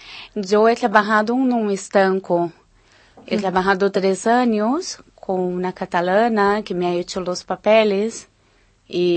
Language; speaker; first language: Spanish; non-native, fluent; Portuguese